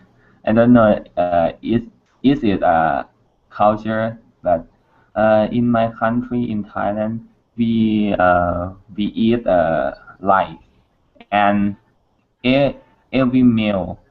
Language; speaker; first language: English; non-native, learner; Thai